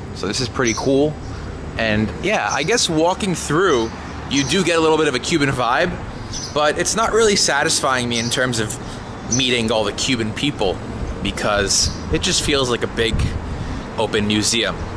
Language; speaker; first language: English; native; English